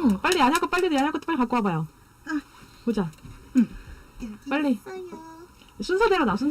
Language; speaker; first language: Korean; native; Korean